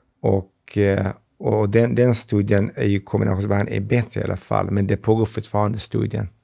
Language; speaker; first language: Swedish; non-native, fluent; Kurdish